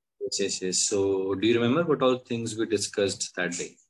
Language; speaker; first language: English; non-native, local second language; Hindi